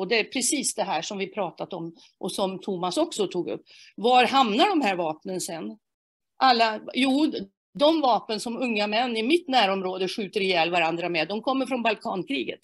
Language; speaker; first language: Swedish; native; Swedish